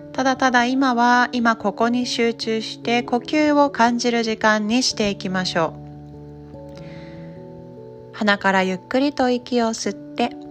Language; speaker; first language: Japanese; native; Japanese